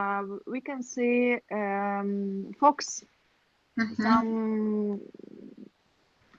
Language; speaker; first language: English; non-native, learner; Russian